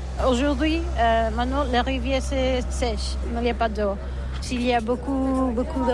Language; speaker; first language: French; non-native, learner; Catalan